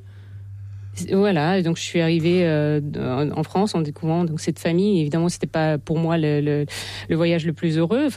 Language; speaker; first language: French; non-native, fluent; Russian